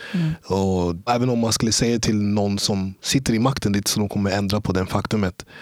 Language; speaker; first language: Swedish; early bilingual, other home language; English